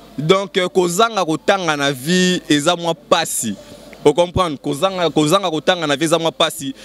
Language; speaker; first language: Lingala; native; Lingala